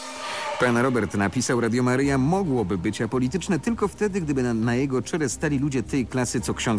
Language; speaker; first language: Polish; native; Polish